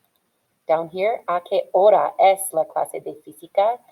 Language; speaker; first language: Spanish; non-native, fluent; English